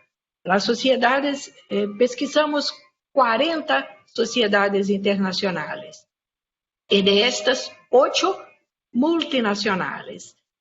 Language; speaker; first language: Spanish; non-native, fluent; Portuguese